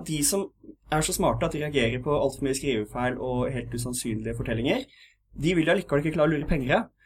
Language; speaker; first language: Norwegian; native; Norwegian